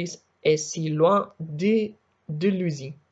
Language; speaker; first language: French; non-native, learner; Spanish